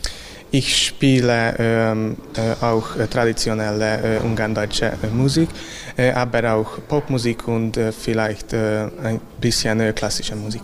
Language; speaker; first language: German; non-native, local second language; Hungarian